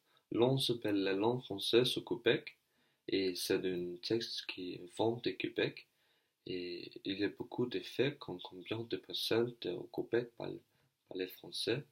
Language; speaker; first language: French; non-native, learner; Danish